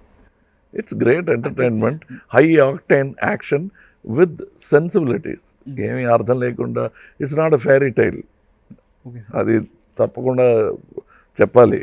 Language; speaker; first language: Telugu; non-native, local second language; Tamil